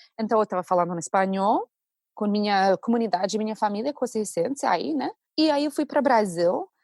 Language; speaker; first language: Portuguese; non-native, fluent; English